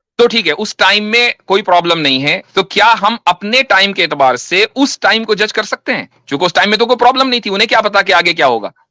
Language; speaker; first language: Hindi; native; Hindi